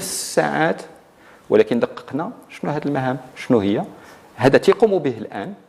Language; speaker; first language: Arabic; native; Arabic